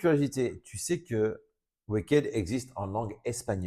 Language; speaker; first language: French; native; French